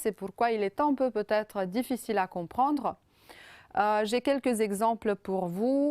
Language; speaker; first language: French; non-native, fluent; Romanian